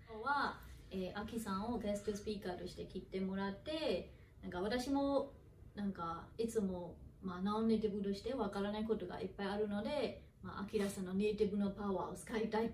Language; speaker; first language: Japanese; non-native, fluent; Burmese